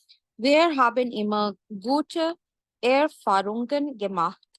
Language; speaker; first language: German; non-native, learner; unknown